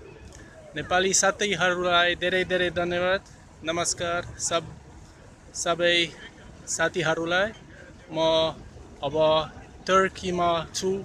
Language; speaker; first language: Nepali; non-native, learner; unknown